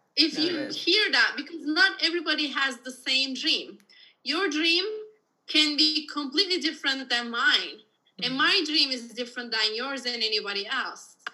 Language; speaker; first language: English; non-native, fluent; Turkish